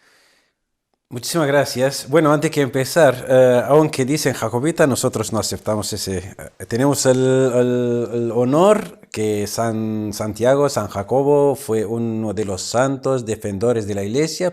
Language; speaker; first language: Spanish; non-native, fluent; Arabic